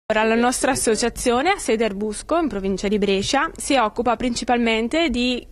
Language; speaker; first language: Italian; native; Italian